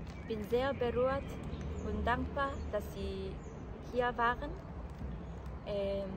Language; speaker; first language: German; non-native, learner; Korean